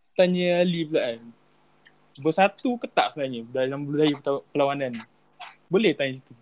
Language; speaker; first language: Malay; native; Malay